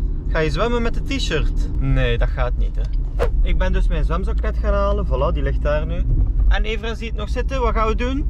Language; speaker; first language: Dutch; native; Dutch